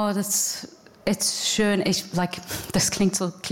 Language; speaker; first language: German; non-native, fluent; English